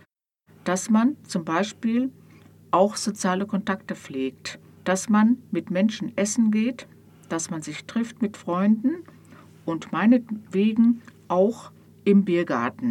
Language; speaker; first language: German; native; German